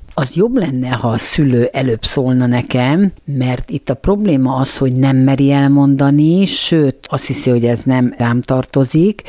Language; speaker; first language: Hungarian; native; Hungarian